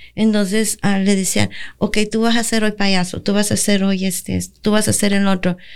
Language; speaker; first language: Spanish; native; Spanish